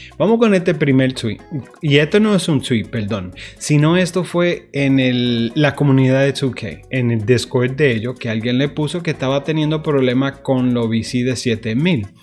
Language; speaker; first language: Spanish; early bilingual, heritage; Spanish